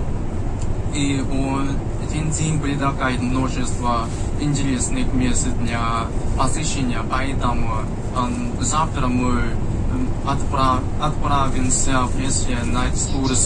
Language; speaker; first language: Russian; non-native, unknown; Chinese